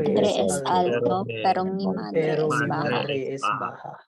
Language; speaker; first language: Spanish; non-native, learner; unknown